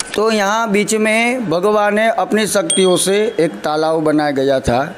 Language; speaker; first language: Hindi; non-native, local second language; Gujarati